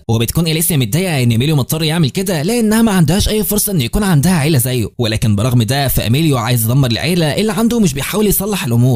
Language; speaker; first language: Arabic; native; Arabic